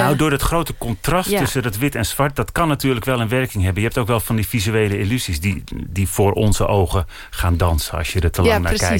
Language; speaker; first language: Dutch; native; Dutch